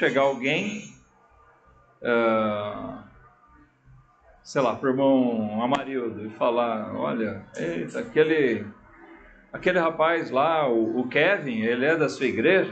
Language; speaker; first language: Portuguese; native; Portuguese